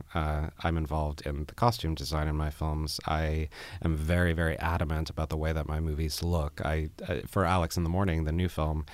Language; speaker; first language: English; native; English